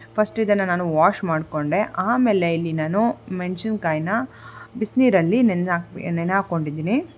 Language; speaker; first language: Kannada; non-native, local second language; Konkani